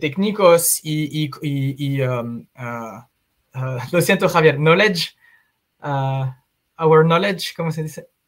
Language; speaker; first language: Spanish; non-native, fluent; French